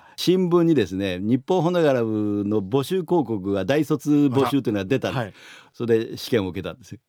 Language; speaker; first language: Japanese; native; Japanese